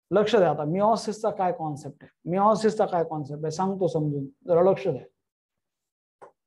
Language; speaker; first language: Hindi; non-native, local second language; Marathi